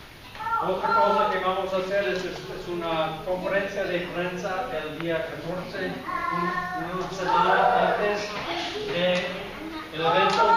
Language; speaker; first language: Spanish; non-native, fluent; English